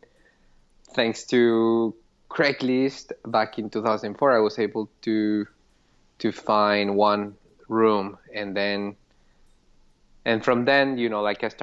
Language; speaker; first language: English; non-native, fluent; Spanish